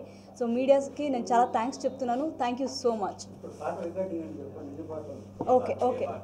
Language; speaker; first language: Telugu; non-native, fluent; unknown